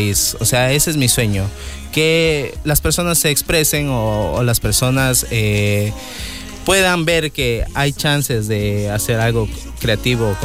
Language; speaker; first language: Spanish; native; Spanish